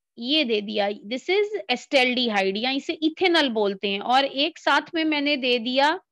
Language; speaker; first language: Hindi; native; Hindi